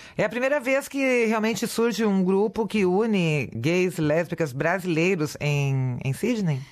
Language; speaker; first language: Portuguese; native; Portuguese